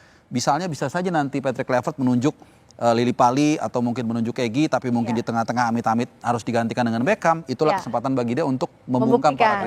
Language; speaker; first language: Indonesian; native; Indonesian